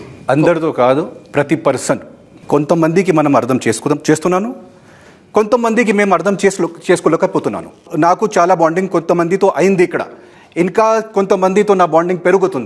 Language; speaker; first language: Telugu; non-native, fluent; Hindi